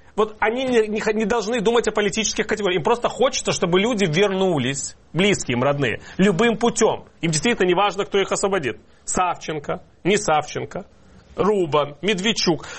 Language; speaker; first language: Russian; native; Russian